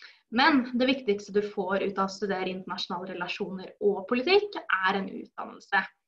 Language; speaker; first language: Norwegian; native; Norwegian